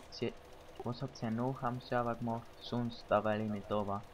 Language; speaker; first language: German; native; German